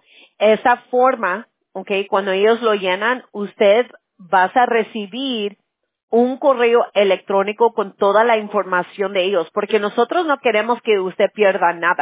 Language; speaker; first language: Spanish; early bilingual, heritage; Spanish